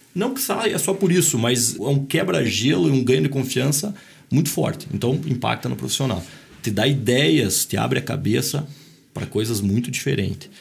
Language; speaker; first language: Portuguese; native; Portuguese